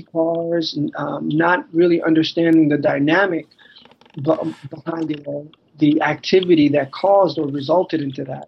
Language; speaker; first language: English; native; English